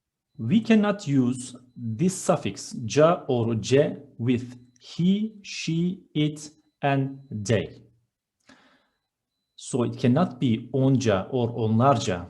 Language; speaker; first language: English; non-native, fluent; Turkish